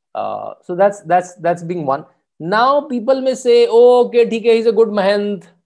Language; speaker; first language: English; non-native, local second language; Hindi